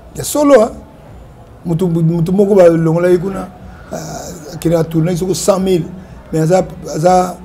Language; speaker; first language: Lingala; non-native, local second language; Kongo